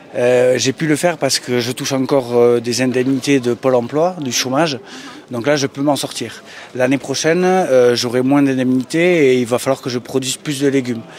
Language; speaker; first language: French; native; French